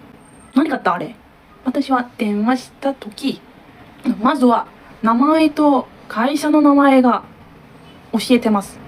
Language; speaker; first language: Japanese; non-native, learner; Turkish